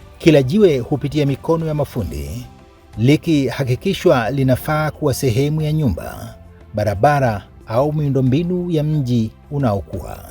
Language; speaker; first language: Swahili; native; Swahili